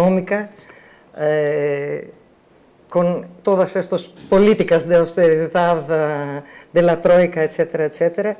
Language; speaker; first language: Spanish; non-native, learner; Greek